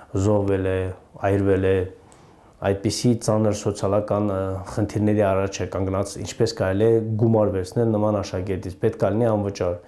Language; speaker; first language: Armenian; native; Armenian